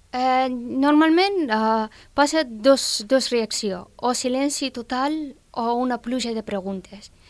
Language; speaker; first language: Catalan; non-native, fluent; Persian